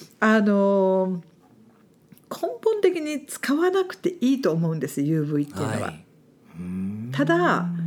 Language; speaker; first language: Japanese; non-native, fluent; English